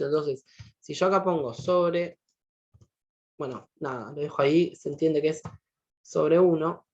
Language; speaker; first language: Spanish; native; Spanish